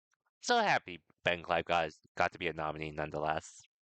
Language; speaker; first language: English; native; English